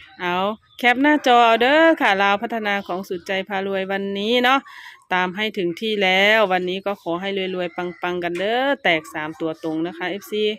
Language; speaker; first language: Thai; native; Thai